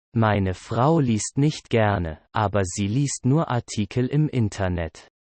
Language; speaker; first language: German; non-native, learner; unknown